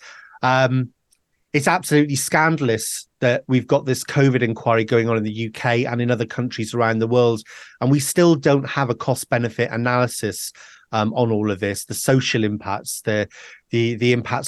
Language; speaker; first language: English; native; English